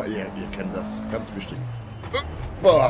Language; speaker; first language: German; native; German